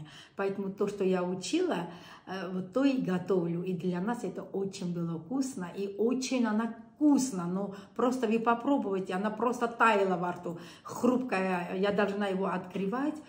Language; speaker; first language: Russian; non-native, local second language; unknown